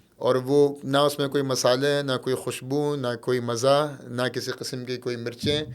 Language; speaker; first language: Urdu; early bilingual, heritage; Arabic